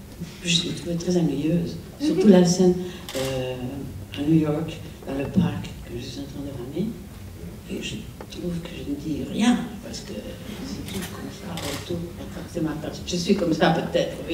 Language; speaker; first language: French; non-native, fluent; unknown